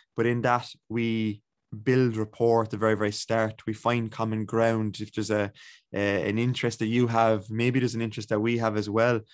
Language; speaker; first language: English; native; English